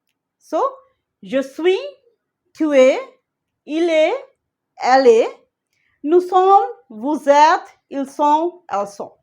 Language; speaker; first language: French; non-native, learner; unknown